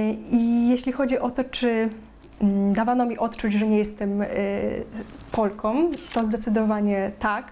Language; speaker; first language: Polish; native; Polish